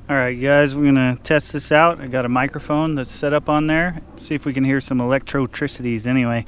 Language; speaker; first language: English; native; English